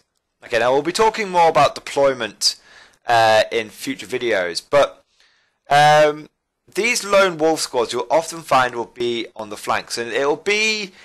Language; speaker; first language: English; native; English